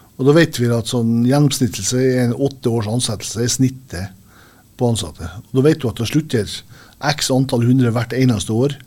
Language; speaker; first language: Norwegian; native; Norwegian